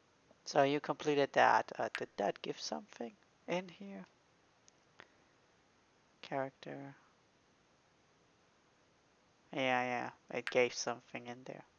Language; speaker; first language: English; non-native, fluent; German